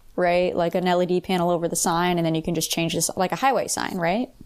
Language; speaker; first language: English; native; English